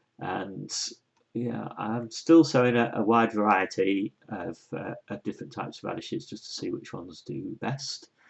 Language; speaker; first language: English; native; English